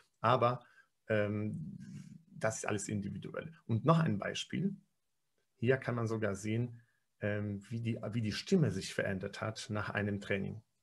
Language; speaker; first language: German; non-native, fluent; Polish